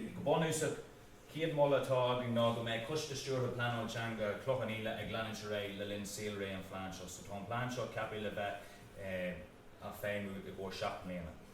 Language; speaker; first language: Irish; native; Irish